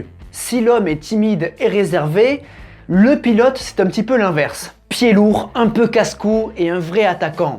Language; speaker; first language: French; native; French